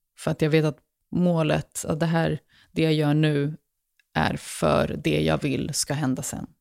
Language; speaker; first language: Swedish; early bilingual, other home language; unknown